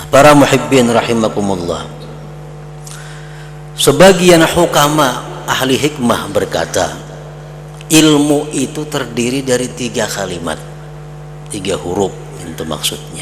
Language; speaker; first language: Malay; non-native, local second language; Banjar